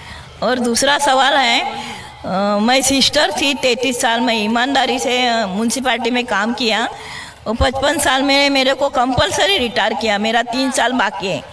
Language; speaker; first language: Hindi; non-native, local second language; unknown